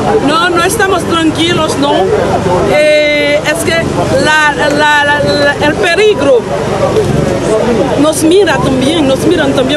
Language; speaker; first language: Spanish; non-native, fluent; Haitian Creole